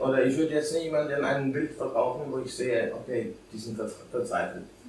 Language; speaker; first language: German; non-native, fluent; Albanian